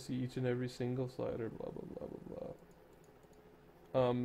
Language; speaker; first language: English; native; English